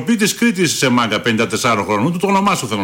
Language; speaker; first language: Greek; native; Greek